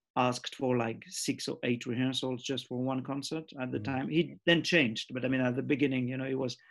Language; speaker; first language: English; early bilingual, other home language; French